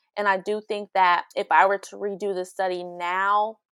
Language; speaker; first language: English; native; English